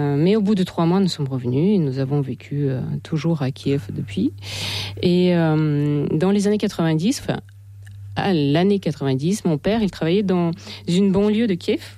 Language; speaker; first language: French; non-native, fluent; Russian